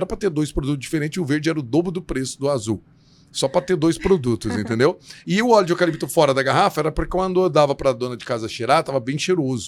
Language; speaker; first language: Portuguese; native; Portuguese